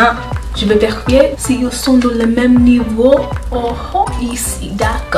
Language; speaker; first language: French; non-native, learner; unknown